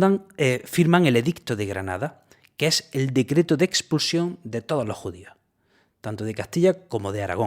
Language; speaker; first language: Spanish; native; Spanish